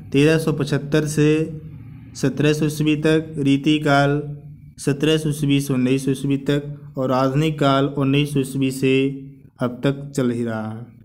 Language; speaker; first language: Hindi; native; Hindi